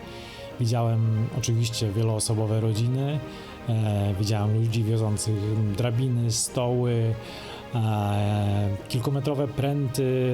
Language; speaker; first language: Polish; native; Polish